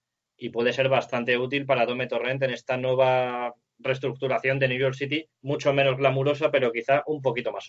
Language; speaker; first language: Spanish; native; Spanish